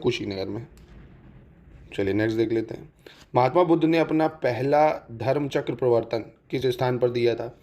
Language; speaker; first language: Hindi; native; Hindi